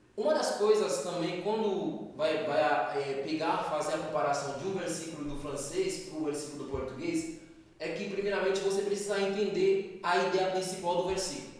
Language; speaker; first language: Portuguese; non-native, fluent; Haitian Creole